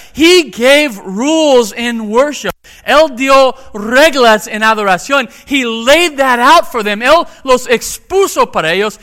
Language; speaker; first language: Spanish; non-native, fluent; English